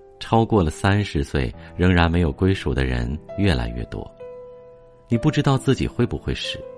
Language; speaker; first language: Chinese; native; Chinese